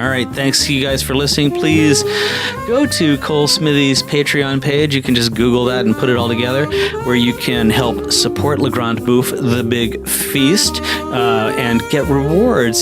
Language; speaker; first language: English; native; English